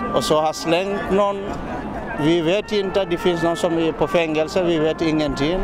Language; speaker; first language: Swedish; non-native, learner; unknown